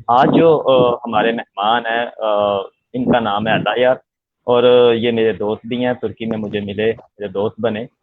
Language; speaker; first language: Urdu; non-native, local second language; Punjabi